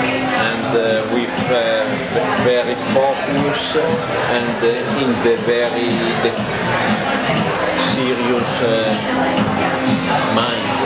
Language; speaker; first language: English; non-native, learner; Italian